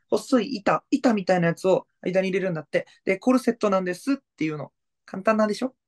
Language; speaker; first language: Japanese; native; Japanese